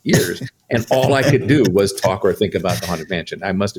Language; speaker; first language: English; native; English